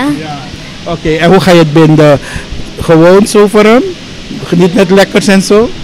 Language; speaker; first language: Dutch; native; Dutch